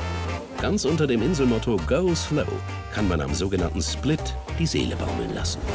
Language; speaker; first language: German; native; German